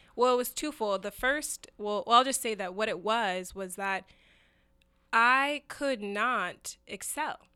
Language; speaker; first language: English; early bilingual, other home language; Yoruba